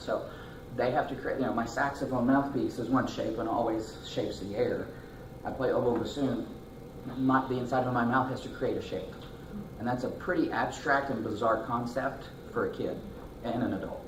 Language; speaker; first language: English; native; English